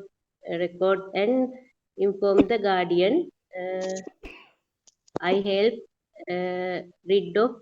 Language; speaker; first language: English; non-native, learner; Sinhala